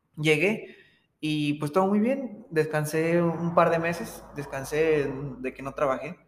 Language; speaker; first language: Spanish; native; Spanish